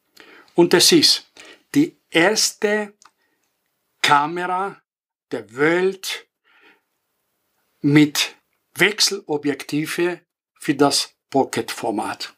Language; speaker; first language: German; non-native, fluent; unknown